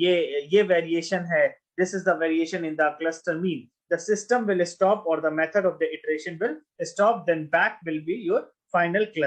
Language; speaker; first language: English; non-native, local second language; Hindi